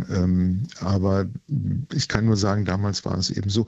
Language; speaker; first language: German; native; German